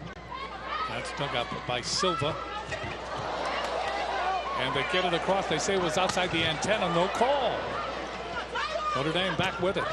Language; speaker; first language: English; native; English